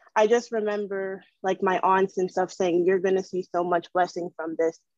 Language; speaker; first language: English; early bilingual, other home language; Wolof